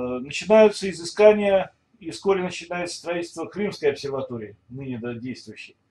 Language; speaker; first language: Russian; native; Russian